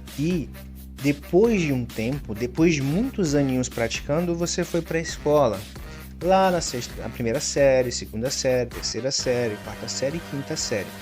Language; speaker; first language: Portuguese; native; Portuguese